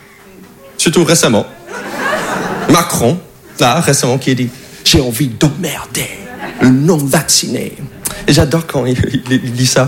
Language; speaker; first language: French; non-native, fluent; English